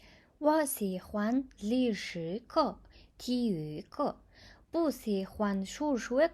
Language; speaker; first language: Chinese; non-native, fluent; Mongolian